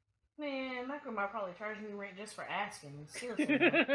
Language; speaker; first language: English; native; English